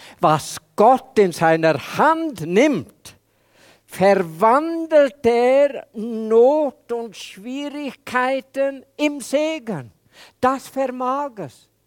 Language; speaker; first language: German; non-native, fluent; Welsh